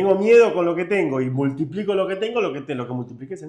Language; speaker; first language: Spanish; native; Spanish